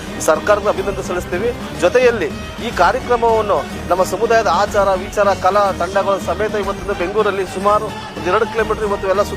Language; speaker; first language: Kannada; non-native, local second language; Lambadi